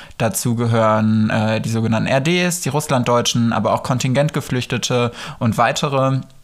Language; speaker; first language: German; early bilingual, other home language; Polish